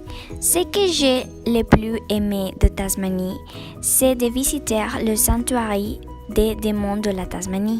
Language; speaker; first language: French; non-native, learner; Spanish